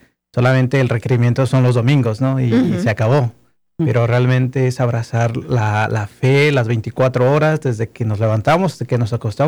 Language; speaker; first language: Spanish; native; Spanish